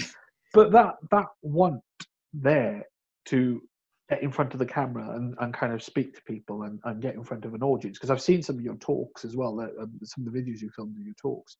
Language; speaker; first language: English; native; English